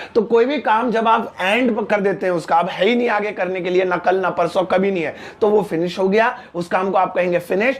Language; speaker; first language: Hindi; native; Hindi